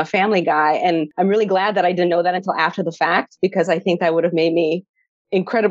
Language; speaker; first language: English; early bilingual, other home language; Polish